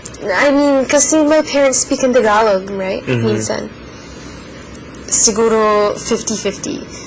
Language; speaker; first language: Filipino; early bilingual, heritage; English